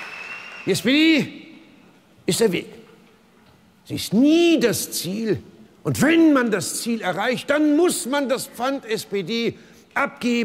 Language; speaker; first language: German; native; German